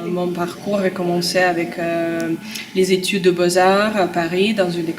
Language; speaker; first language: French; non-native, fluent; Russian